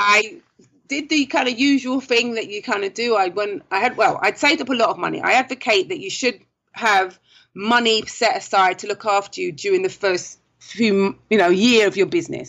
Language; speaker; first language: English; native; English